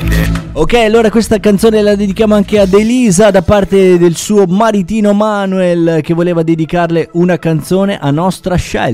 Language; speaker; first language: Italian; native; Italian